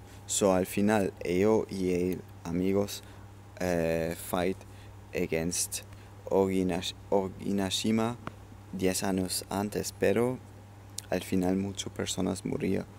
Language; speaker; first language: Spanish; non-native, learner; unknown